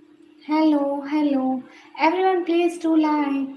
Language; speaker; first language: English; non-native, learner; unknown